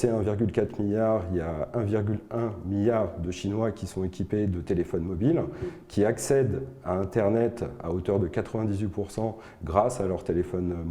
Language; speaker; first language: French; native; French